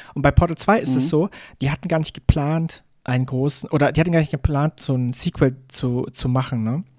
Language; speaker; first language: German; native; German